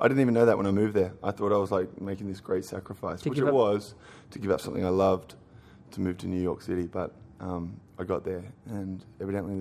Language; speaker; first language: English; native; English